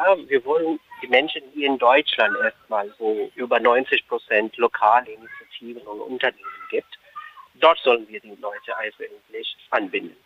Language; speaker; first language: German; non-native, fluent; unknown